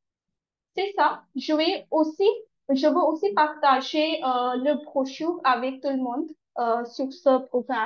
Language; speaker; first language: French; non-native, learner; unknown